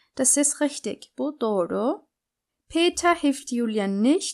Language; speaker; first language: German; non-native, fluent; Turkish